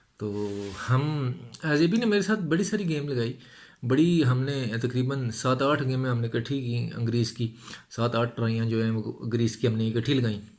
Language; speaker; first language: Urdu; non-native, local second language; Punjabi